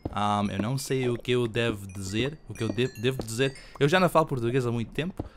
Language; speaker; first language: Portuguese; early bilingual, heritage; Portuguese